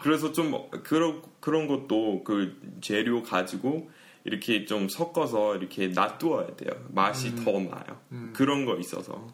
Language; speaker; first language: Korean; non-native, fluent; English